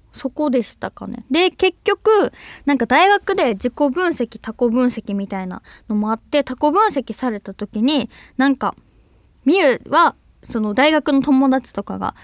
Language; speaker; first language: Japanese; native; Japanese